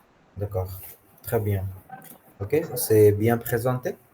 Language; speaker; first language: French; non-native, fluent; Hindi